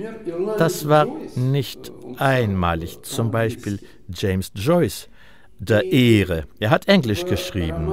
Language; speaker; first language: German; non-native, fluent; Russian